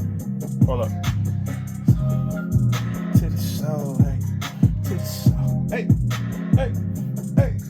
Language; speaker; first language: English; native; English